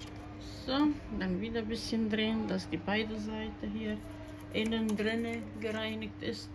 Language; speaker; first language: German; non-native, fluent; Croatian